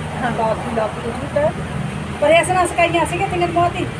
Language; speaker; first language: Filipino; non-native, learner; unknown